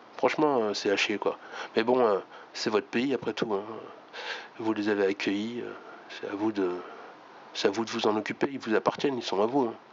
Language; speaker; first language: French; native; French